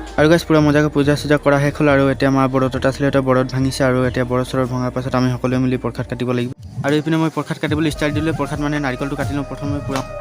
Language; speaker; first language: Assamese; non-native, local second language; Bhojpuri